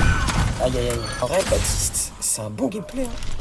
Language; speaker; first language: French; native; French